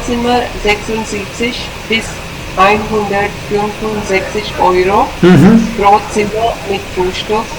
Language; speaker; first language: German; non-native, learner; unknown